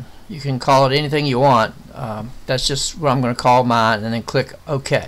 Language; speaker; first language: English; native; English